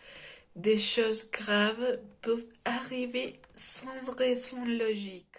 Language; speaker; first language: French; non-native, learner; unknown